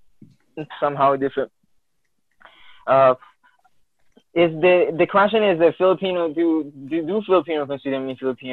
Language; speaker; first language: English; non-native, fluent; Filipino